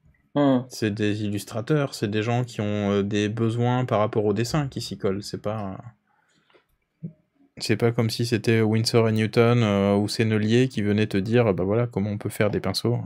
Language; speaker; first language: French; native; French